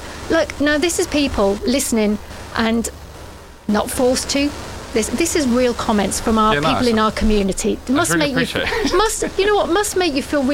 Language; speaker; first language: English; native; English